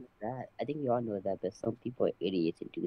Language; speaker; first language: English; native; English